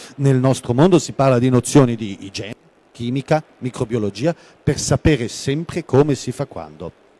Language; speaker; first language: Italian; non-native, local second language; German